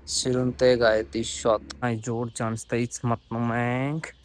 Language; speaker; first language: Armenian; non-native, learner; Hindi